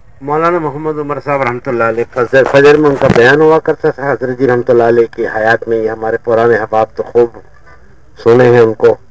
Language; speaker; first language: Urdu; native; Urdu